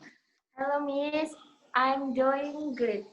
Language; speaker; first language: English; non-native, learner; Indonesian